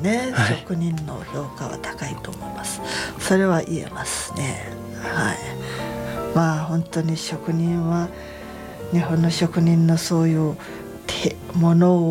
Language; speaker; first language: Japanese; native; Japanese